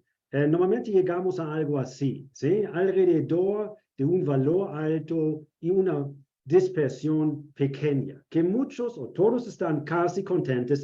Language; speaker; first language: Spanish; non-native, fluent; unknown